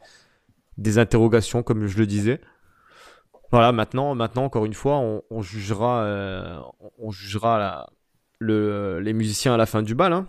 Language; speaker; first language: French; native; French